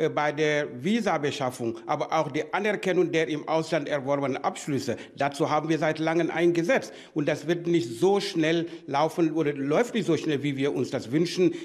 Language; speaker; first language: German; non-native, fluent; Wolof